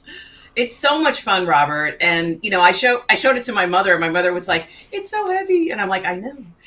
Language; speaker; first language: English; native; English